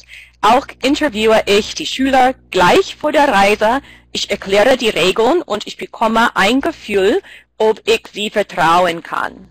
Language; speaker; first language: German; non-native, fluent; English